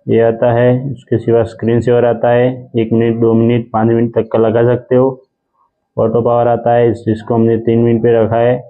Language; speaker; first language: Hindi; non-native, local second language; Gujarati